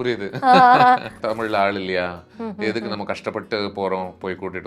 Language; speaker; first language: Tamil; native; Tamil